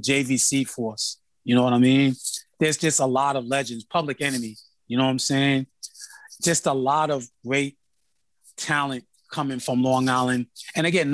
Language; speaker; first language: English; native; English